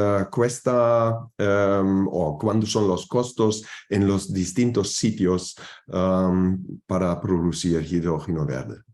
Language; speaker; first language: Spanish; non-native, fluent; German